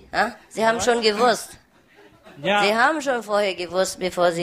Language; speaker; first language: German; non-native, learner; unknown